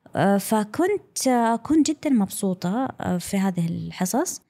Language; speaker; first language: Arabic; non-native, local second language; English